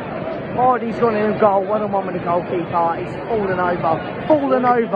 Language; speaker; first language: English; native; English